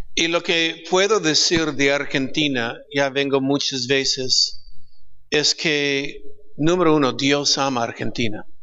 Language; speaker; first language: Spanish; non-native, fluent; English